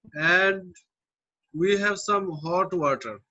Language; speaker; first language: English; non-native, local second language; Bangla